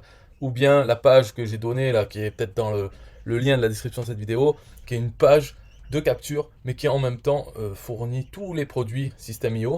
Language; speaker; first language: French; native; French